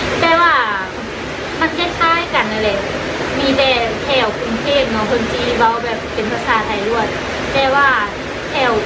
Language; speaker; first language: Thai; non-native, learner; Lao